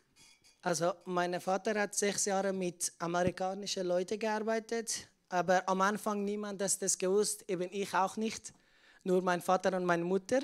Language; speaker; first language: German; non-native, learner; Persian